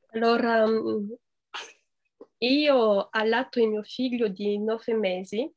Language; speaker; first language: Italian; non-native, fluent; French